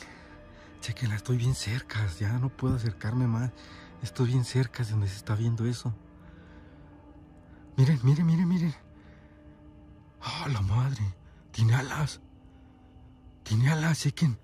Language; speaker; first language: Spanish; native; Spanish